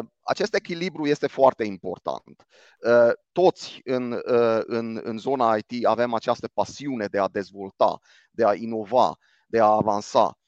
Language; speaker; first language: Romanian; non-native, local second language; Hungarian